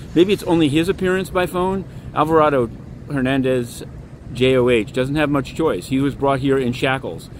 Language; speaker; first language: English; native; English